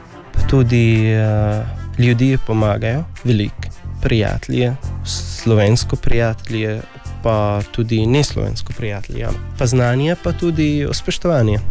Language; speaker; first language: Slovenian; non-native, learner; Arabic